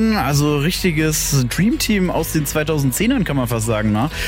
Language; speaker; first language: German; native; German